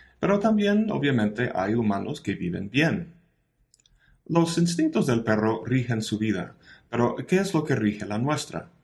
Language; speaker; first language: Spanish; non-native, fluent; English